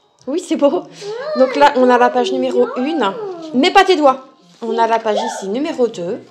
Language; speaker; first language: French; native; French